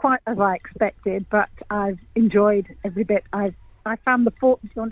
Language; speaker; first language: English; native; English